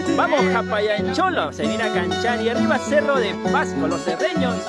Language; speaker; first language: Spanish; non-native, local second language; Quechua